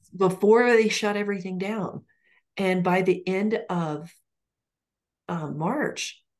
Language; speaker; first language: English; native; English